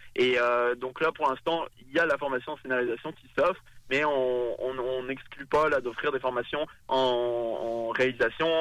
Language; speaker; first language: French; native; French